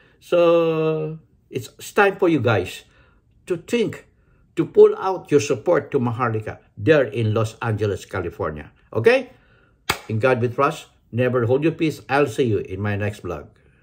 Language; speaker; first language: English; non-native, local second language; Filipino